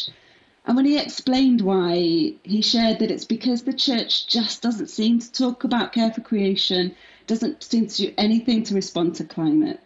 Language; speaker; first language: English; native; English